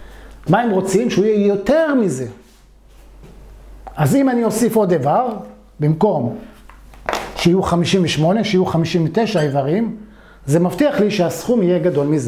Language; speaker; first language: Hebrew; native; Hebrew